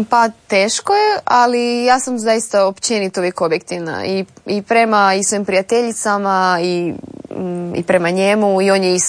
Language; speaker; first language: Serbian; native; Serbian